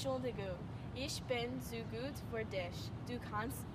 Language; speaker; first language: German; non-native, learner; English